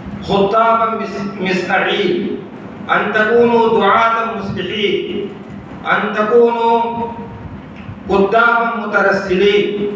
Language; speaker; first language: Arabic; non-native, fluent; Urdu